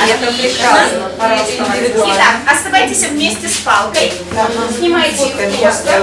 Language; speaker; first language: Russian; native; Russian